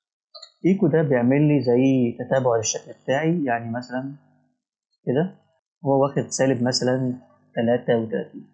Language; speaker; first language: Arabic; native; Arabic